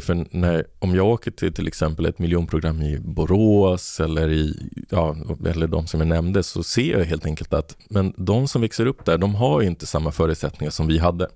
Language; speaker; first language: Swedish; native; Swedish